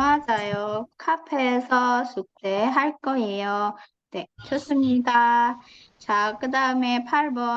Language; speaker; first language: Korean; non-native, fluent; Indonesian